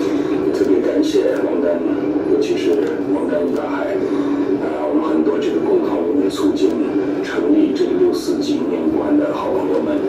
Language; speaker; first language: Chinese; native; Chinese